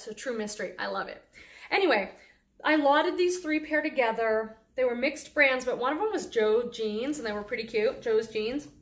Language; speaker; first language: English; native; English